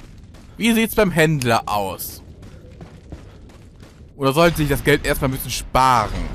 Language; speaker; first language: German; native; German